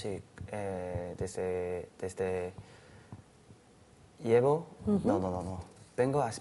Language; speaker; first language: Spanish; non-native, learner; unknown